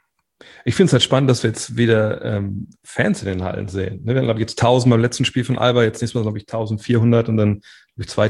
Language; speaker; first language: German; native; German